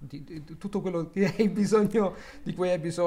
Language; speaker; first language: Portuguese; non-native, learner; Italian